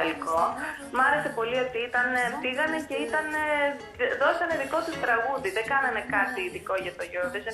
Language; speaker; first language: Greek; early bilingual, heritage; Greek